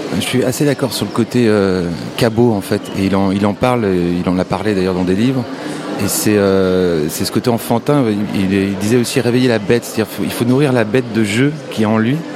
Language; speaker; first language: French; native; French